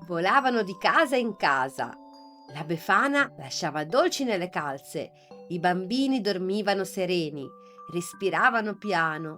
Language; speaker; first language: Italian; native; Italian